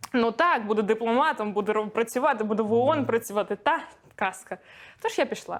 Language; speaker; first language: Ukrainian; non-native, local second language; Russian